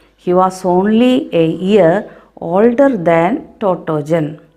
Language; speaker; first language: English; non-native, local second language; Malayalam